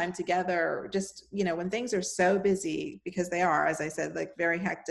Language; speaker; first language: English; native; English